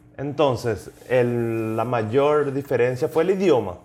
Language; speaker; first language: Spanish; native; Spanish